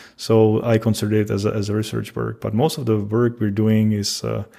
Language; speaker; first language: English; non-native, fluent; Czech